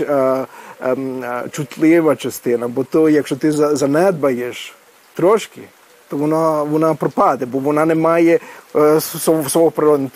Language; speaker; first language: Ukrainian; early bilingual, heritage; Ukrainian